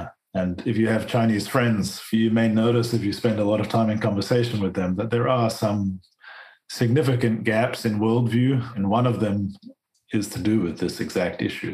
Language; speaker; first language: English; native; English